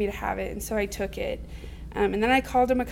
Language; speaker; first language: English; native; English